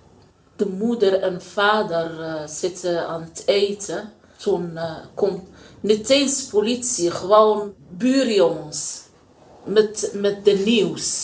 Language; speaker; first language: Dutch; non-native, learner; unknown